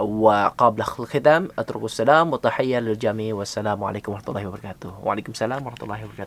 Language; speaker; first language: Arabic; non-native, fluent; Indonesian